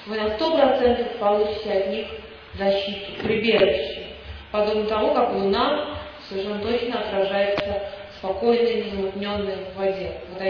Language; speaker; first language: Russian; native; Russian